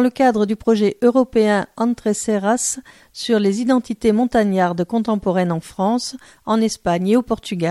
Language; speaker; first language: French; native; French